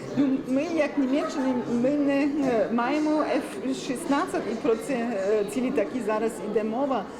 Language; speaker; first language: Ukrainian; non-native, fluent; German